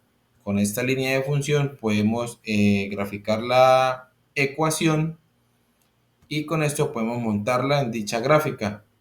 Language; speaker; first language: Spanish; native; Spanish